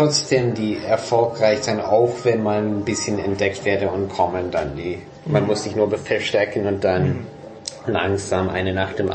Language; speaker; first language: German; non-native, fluent; English